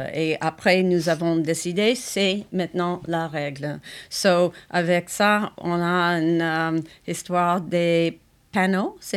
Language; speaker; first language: French; non-native, fluent; English